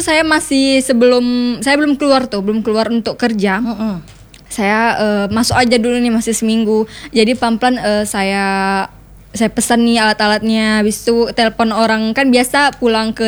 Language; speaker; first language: Indonesian; native; Indonesian